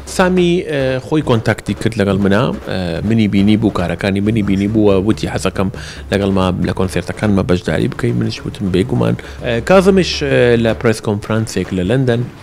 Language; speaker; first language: Central Kurdish; early bilingual, heritage; Central Kurdish